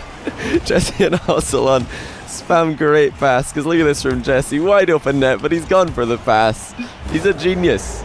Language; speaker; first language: English; native; English